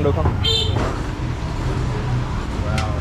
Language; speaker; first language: Vietnamese; early bilingual, heritage; English